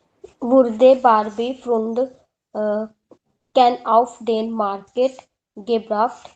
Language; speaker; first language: German; non-native, learner; Hindi